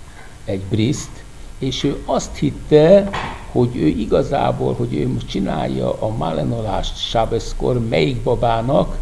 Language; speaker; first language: Hungarian; non-native, fluent; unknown